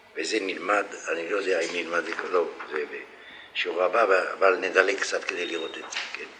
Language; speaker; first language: Hebrew; non-native, fluent; French